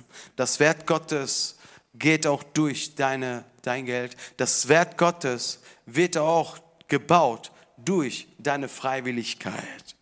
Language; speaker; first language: German; non-native, fluent; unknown